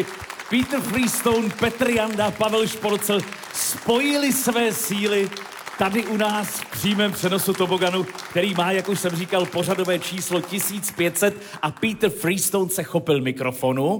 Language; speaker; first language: Czech; native; Czech